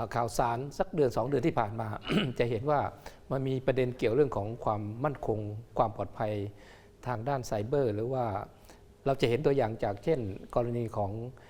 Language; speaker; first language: Thai; native; Thai